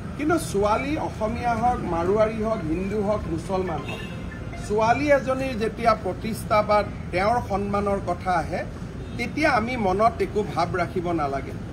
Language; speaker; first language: Assamese; native; Assamese